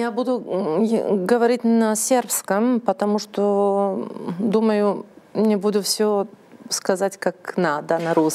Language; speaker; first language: Russian; non-native, learner; Serbian